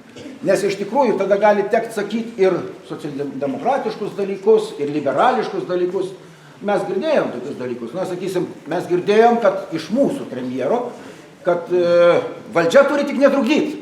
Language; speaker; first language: Lithuanian; native; Lithuanian